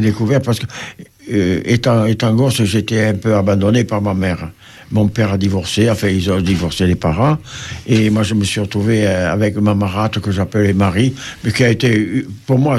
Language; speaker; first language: French; native; French